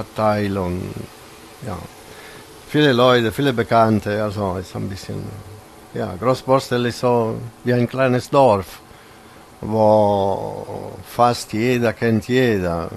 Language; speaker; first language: German; non-native, fluent; Italian